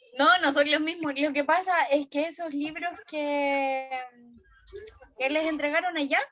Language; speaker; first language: Spanish; native; Spanish